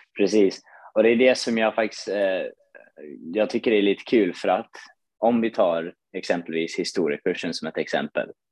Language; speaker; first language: Swedish; early bilingual, other home language; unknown